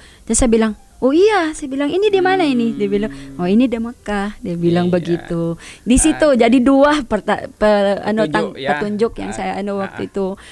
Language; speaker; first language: Indonesian; non-native, fluent; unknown